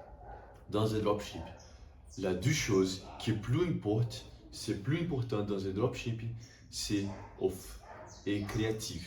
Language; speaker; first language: French; non-native, learner; Portuguese